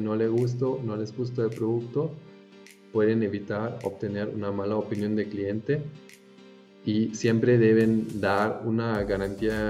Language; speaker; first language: Spanish; non-native, fluent; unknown